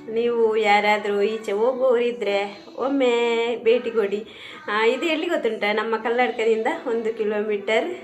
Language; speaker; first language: Kannada; non-native, local second language; Tulu